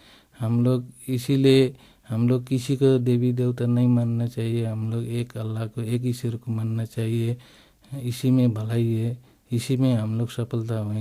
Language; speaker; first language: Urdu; non-native, learner; Nepali